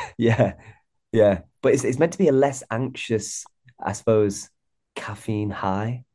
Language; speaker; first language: English; native; English